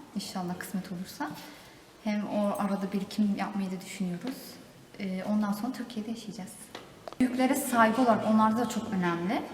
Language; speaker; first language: Turkish; native; Turkish